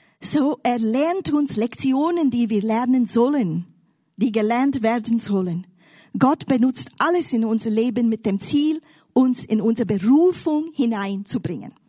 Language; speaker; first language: German; non-native, fluent; English